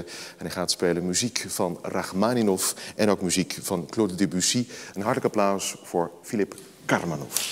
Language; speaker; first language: Dutch; native; Dutch